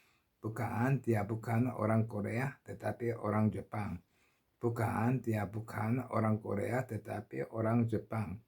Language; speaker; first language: Indonesian; non-native, learner; Korean